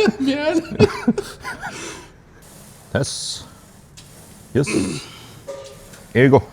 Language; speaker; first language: Korean; native; Korean